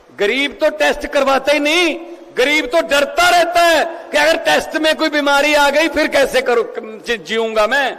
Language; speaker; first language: Hindi; non-native, local second language; Punjabi